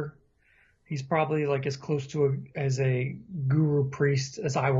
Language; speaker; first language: English; native; English